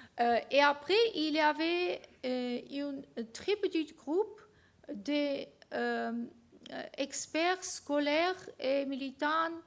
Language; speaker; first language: French; non-native, fluent; Armenian